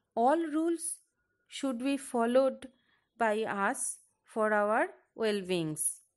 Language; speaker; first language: English; non-native, local second language; Bangla